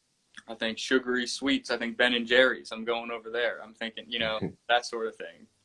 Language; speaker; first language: English; native; English